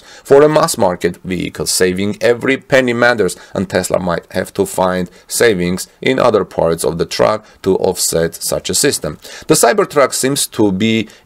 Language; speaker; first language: English; non-native, fluent; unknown